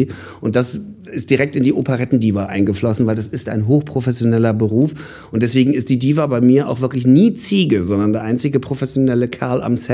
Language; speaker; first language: German; native; German